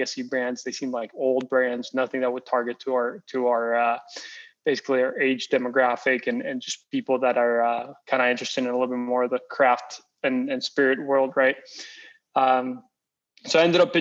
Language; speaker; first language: English; non-native, fluent; Spanish